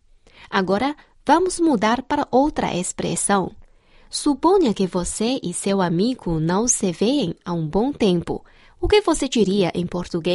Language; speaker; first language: Portuguese; non-native, fluent; Chinese